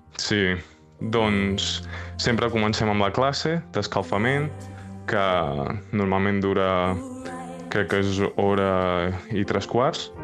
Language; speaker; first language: Catalan; native; Catalan